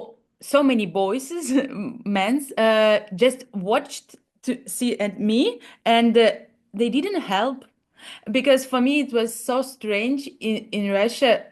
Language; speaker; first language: English; non-native, learner; Russian